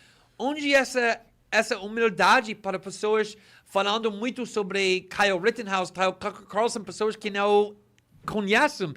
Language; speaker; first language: Portuguese; non-native, fluent; English